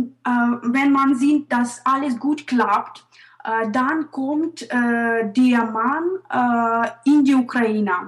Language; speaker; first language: German; non-native, fluent; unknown